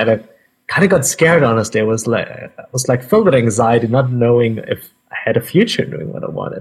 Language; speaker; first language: English; non-native, fluent; Danish